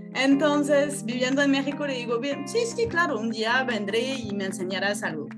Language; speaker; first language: Spanish; non-native, fluent; French